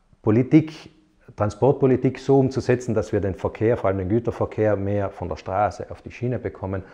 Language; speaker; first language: German; native; German